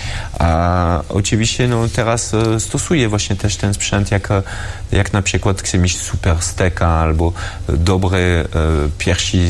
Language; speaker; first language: Polish; early bilingual, heritage; French